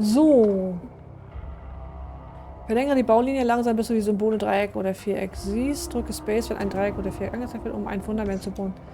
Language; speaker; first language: German; native; German